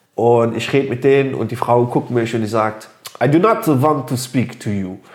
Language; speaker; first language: German; non-native, local second language; Luxembourgish